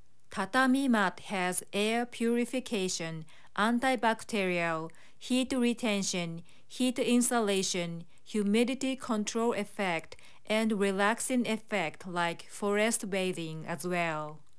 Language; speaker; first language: English; non-native, fluent; Japanese